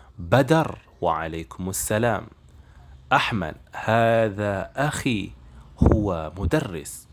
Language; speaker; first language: Arabic; non-native, fluent; Indonesian